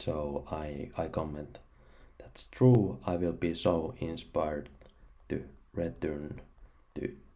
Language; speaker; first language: English; non-native, fluent; Finnish